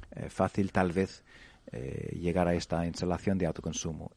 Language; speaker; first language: Spanish; non-native, fluent; English